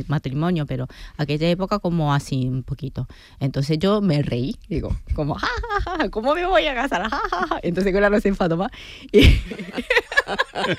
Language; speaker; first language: Spanish; non-native, fluent; Japanese